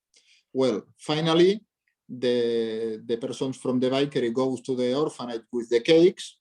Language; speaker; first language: English; non-native, learner; Catalan